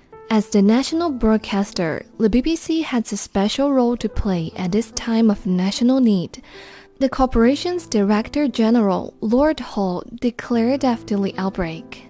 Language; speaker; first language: English; non-native, fluent; Chinese